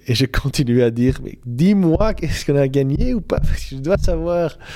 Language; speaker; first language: French; non-native, local second language; Dutch